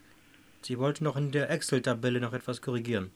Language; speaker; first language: German; native; German